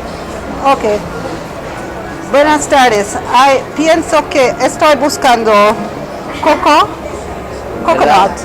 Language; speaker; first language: Spanish; non-native, learner; English